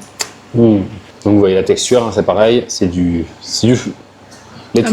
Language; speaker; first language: French; native; French